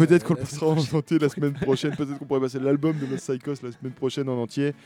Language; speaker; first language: French; native; French